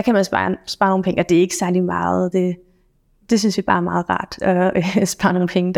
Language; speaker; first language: Danish; native; Danish